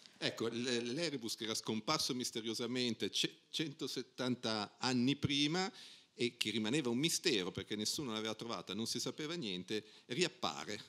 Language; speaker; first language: Italian; native; Italian